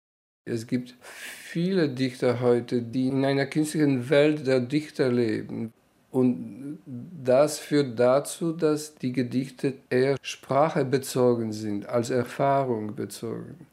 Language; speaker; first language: German; non-native, fluent; Polish